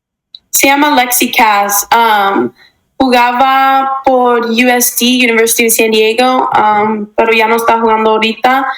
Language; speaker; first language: Spanish; early bilingual, heritage; English